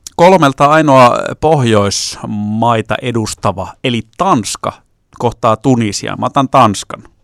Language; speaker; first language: Finnish; native; Finnish